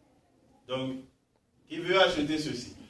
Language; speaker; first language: French; non-native, fluent; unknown